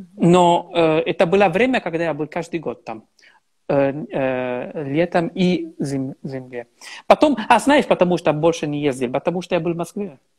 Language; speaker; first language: Russian; non-native, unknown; Italian